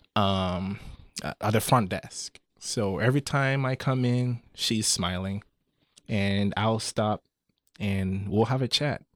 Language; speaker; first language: English; non-native, local second language; Akan